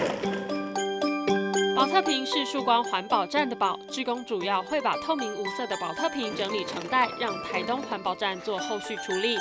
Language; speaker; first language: Chinese; native; Chinese